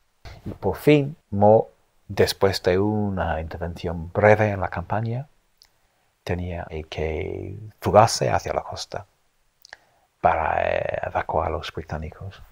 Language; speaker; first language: Spanish; non-native, fluent; English